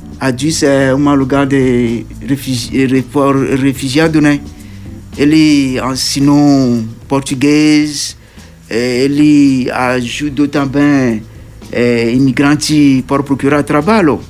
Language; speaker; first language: Portuguese; non-native, learner; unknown